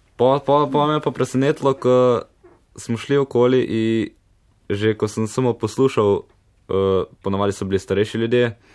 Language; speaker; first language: Slovenian; native; Slovenian